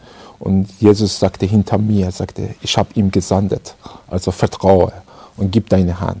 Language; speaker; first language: German; non-native, fluent; Persian